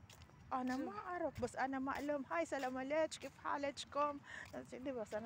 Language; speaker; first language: Arabic; non-native, learner; Filipino